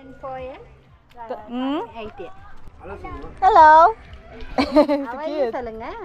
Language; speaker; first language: English; non-native, learner; Korean